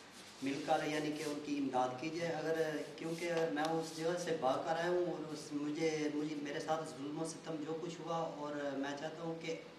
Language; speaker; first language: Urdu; non-native, local second language; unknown